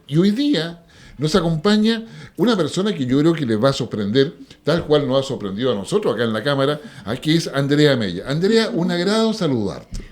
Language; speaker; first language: Spanish; native; Spanish